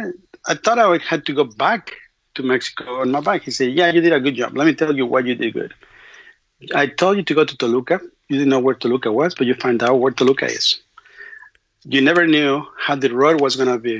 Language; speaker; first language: English; non-native, fluent; Spanish